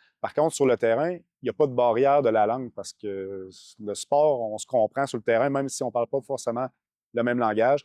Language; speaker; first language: French; native; French